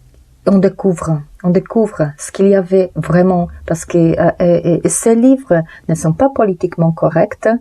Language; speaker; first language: French; non-native, fluent; Polish